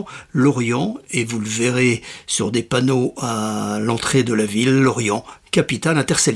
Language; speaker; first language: French; native; French